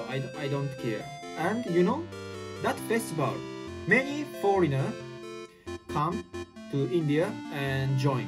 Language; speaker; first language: English; non-native, learner; Japanese